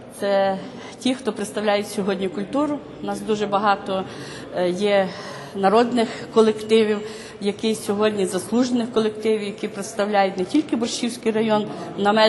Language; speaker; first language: Ukrainian; native; Ukrainian